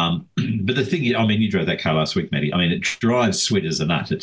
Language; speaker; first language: English; native; English